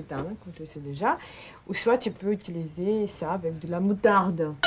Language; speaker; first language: French; non-native, fluent; Russian